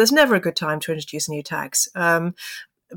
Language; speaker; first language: English; native; English